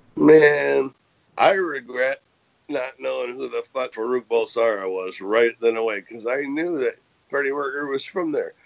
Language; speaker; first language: English; native; English